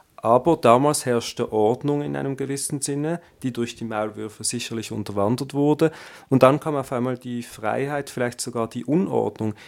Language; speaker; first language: German; native; German